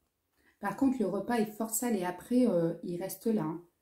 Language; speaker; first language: French; native; French